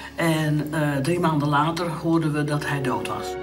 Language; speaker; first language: Dutch; native; Dutch